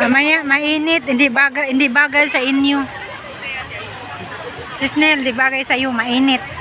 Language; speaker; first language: Filipino; non-native, local second language; Cebuano